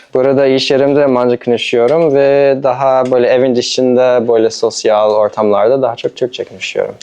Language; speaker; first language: Turkish; non-native, fluent; English